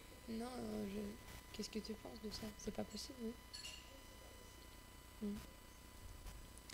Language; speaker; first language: French; non-native, learner; Russian